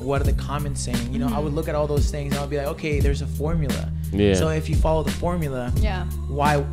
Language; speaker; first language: English; early bilingual, other home language; Spanish